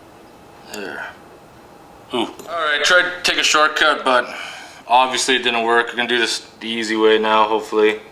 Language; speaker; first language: English; native; English